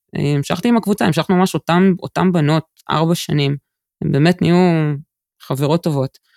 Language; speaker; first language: Hebrew; native; Hebrew